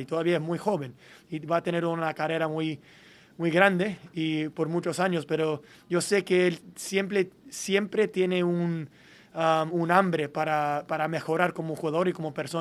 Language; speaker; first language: Spanish; non-native, fluent; English